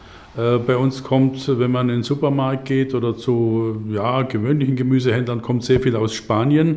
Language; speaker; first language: German; native; German